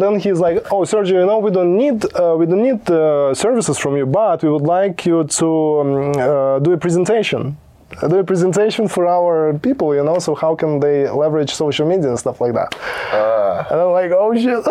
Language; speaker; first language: English; non-native, fluent; Russian